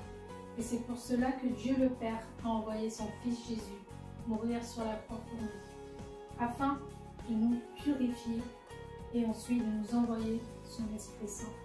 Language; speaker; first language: French; native; French